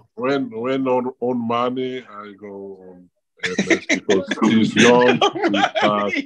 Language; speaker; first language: English; non-native, learner; Georgian